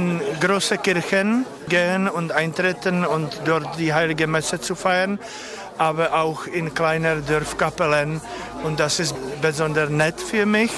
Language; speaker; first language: German; non-native, fluent; Czech